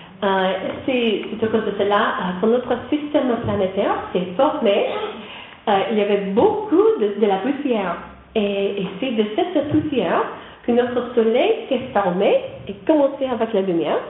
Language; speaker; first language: French; non-native, learner; English